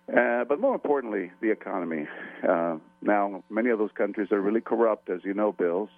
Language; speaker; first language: English; early bilingual, other home language; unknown